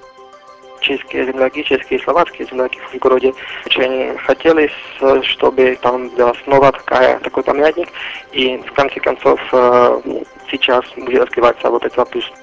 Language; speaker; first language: Russian; non-native, fluent; Czech